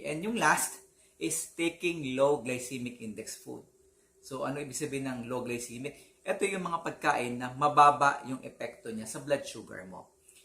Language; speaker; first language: Filipino; native; Filipino